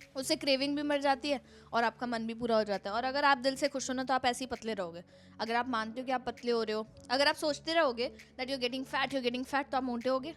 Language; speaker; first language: Hindi; native; Hindi